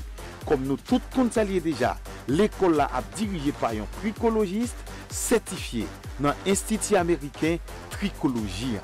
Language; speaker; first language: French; non-native, local second language; Haitian Creole